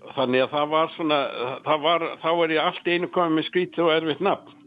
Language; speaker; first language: Icelandic; non-native, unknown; English